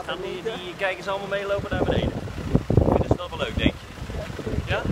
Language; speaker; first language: Dutch; native; Dutch